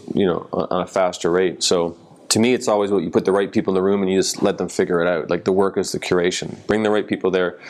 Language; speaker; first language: English; native; English